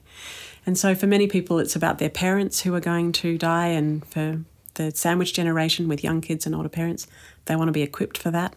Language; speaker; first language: English; native; English